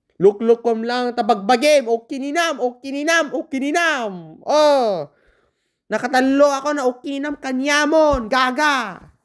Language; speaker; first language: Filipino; non-native, local second language; Iloko